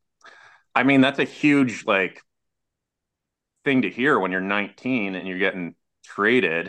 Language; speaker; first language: English; native; English